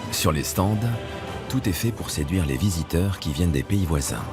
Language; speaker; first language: French; native; French